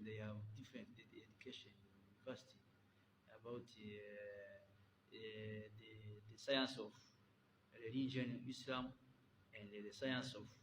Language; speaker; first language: English; non-native, learner; Kinyarwanda